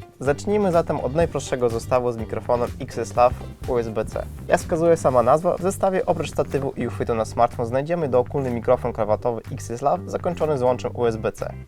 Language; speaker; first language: Polish; native; Polish